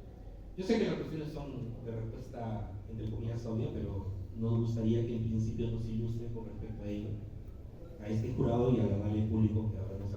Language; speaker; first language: Spanish; native; Spanish